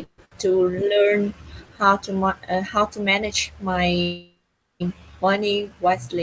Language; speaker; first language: English; non-native, learner; Vietnamese